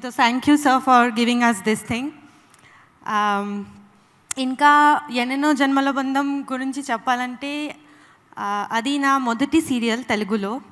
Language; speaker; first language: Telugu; non-native, local second language; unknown